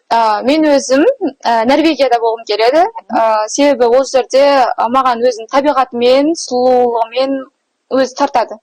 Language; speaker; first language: Kazakh; native; Kazakh